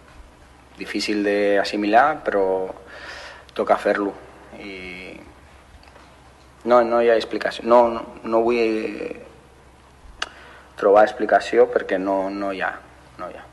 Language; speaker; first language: Catalan; non-native, learner; Spanish